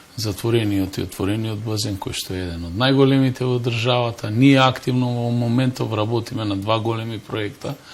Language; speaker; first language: Macedonian; native; Macedonian